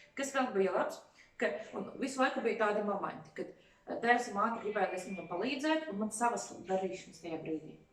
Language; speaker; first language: Latvian; non-native, local second language; Russian